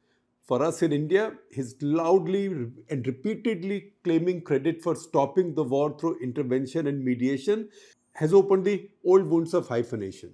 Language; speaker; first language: English; non-native, local second language; Hindi